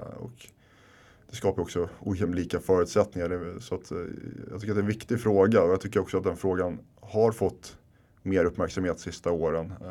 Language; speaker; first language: Swedish; early bilingual, other home language; Finnish